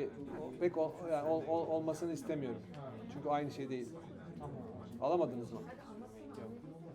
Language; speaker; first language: Turkish; native; Turkish